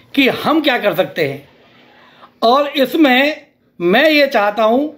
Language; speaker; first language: Hindi; native; Hindi